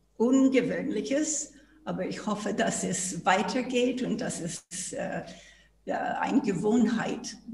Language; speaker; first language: German; non-native, learner; English